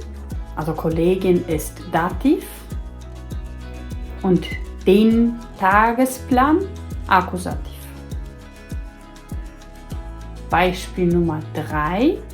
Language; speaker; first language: German; non-native, fluent; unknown